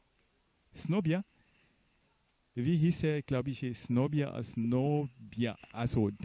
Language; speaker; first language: German; non-native, fluent; Portuguese